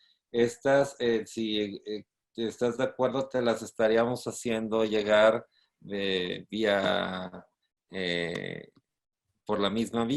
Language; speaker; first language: Spanish; native; Spanish